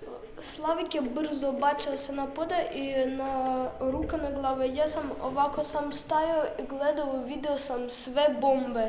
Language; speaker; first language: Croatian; non-native, learner; Ukrainian